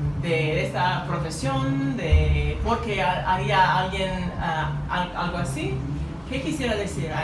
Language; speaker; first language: Spanish; non-native, learner; English